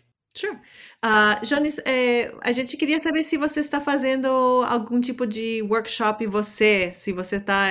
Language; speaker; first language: Portuguese; non-native, fluent; English